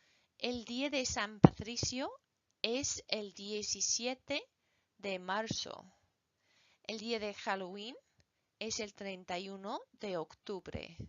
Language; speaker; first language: Spanish; non-native, fluent; English